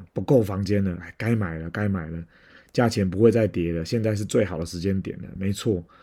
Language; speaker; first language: Chinese; native; Chinese